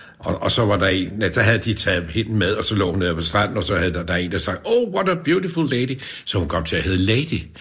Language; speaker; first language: Danish; native; Danish